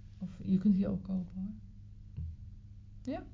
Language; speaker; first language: Dutch; native; Dutch